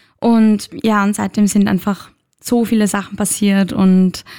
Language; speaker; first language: German; native; German